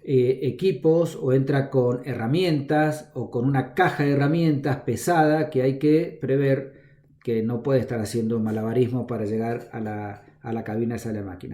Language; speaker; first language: Spanish; native; Spanish